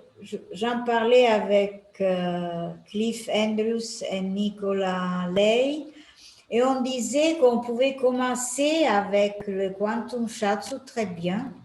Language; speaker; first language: French; non-native, fluent; Italian